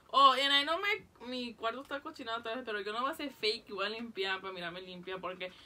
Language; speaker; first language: Spanish; early bilingual, heritage; Spanish